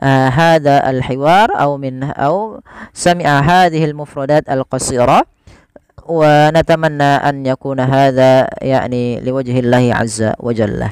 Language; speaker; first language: Arabic; non-native, fluent; Indonesian